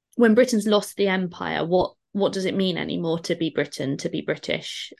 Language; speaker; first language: English; native; English